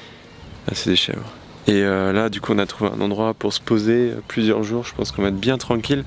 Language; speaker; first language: French; native; French